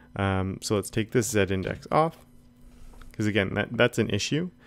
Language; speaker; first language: English; native; English